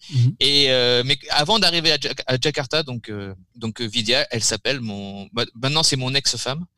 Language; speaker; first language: French; native; French